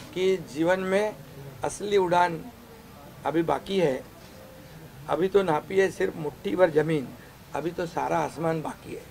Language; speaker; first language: Hindi; non-native, local second language; Marathi